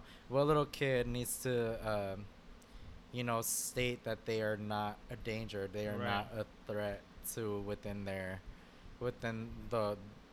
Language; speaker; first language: English; native; English